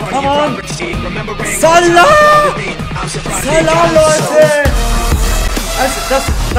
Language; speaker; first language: German; native; German